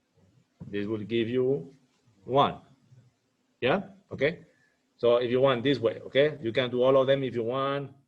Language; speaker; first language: English; non-native, fluent; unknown